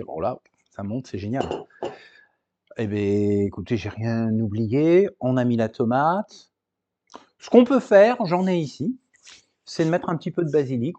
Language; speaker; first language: French; native; French